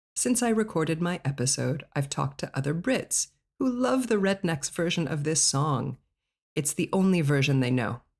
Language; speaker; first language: English; native; English